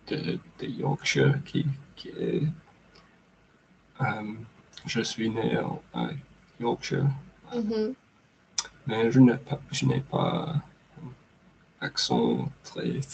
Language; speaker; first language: French; non-native, learner; English